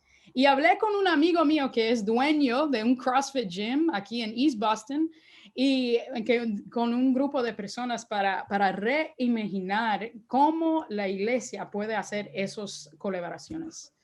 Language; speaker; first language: Spanish; early bilingual, heritage; Spanish